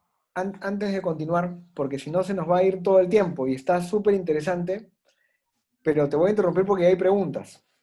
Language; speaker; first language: Spanish; native; Spanish